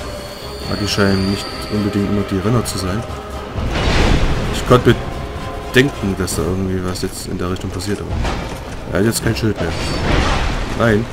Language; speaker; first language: German; native; German